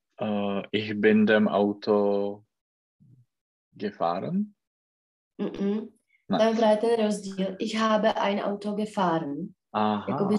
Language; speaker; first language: German; non-native, learner; Czech